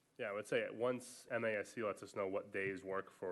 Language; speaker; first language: English; native; English